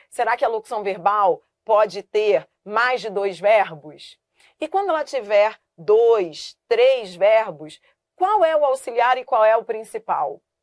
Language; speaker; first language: Portuguese; native; Portuguese